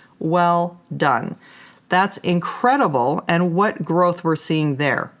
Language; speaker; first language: English; native; English